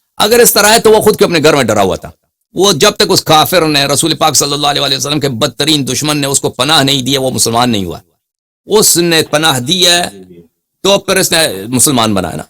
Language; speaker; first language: Urdu; non-native, fluent; Persian